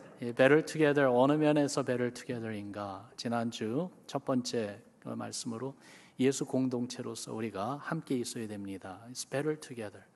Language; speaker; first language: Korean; early bilingual, other home language; English